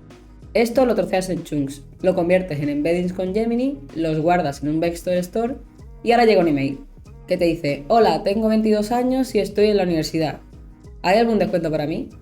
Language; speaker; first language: Spanish; native; Spanish